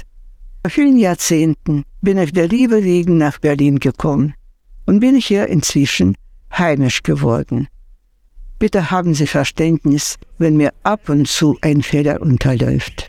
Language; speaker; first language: German; non-native, fluent; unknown